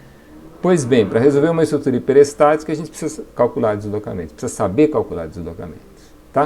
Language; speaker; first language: Portuguese; native; Portuguese